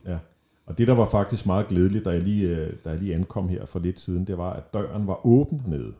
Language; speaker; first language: Danish; native; Danish